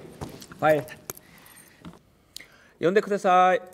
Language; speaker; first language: Japanese; non-native, learner; Korean